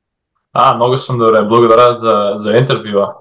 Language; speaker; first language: Bulgarian; early bilingual, heritage; English